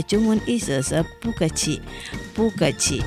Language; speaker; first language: Chinese; non-native, learner; Indonesian